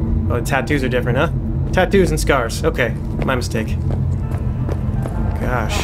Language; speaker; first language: English; native; English